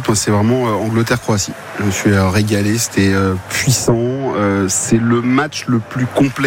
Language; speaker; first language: French; native; French